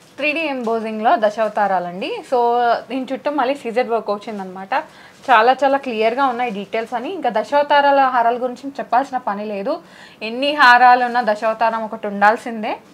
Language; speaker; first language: Telugu; native; Telugu